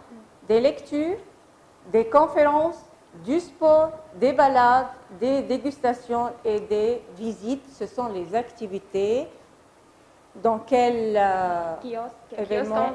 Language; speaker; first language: French; non-native, fluent; Arabic